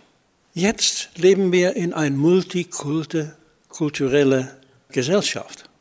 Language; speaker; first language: German; non-native, fluent; Dutch